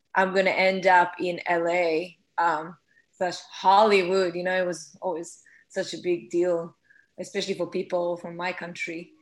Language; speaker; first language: English; non-native, fluent; Hebrew